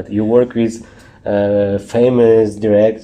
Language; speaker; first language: English; non-native, learner; Russian